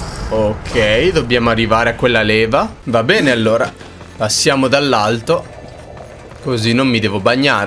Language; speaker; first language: Italian; native; Italian